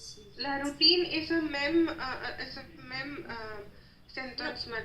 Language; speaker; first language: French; non-native, learner; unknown